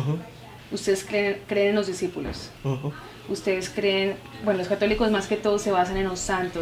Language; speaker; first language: Spanish; native; Spanish